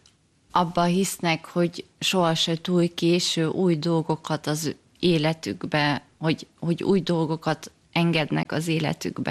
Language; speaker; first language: Hungarian; early bilingual, heritage; German